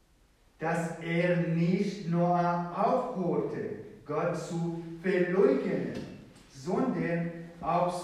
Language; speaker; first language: German; non-native, fluent; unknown